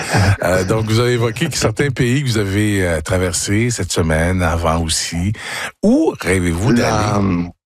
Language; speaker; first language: French; native; French